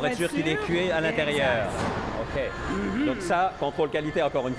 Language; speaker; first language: French; native; French